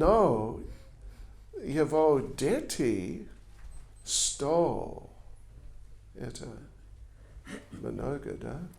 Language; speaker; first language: Russian; non-native, learner; English